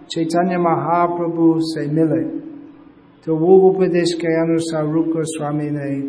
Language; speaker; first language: Hindi; native; Hindi